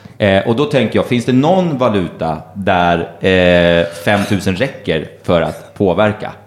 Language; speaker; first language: Swedish; native; Swedish